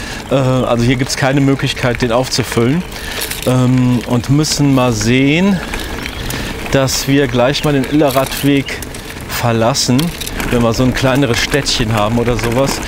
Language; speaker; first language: German; native; German